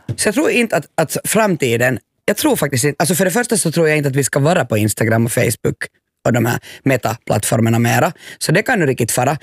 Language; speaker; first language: Swedish; native; Swedish